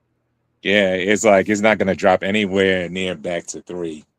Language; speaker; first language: English; native; English